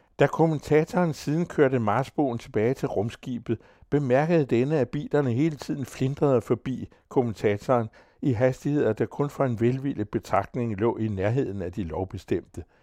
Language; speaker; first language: Danish; native; Danish